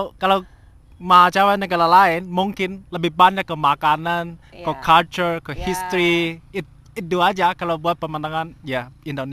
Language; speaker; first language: Indonesian; non-native, learner; Chinese